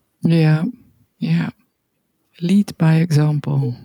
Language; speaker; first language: English; non-native, fluent; Dutch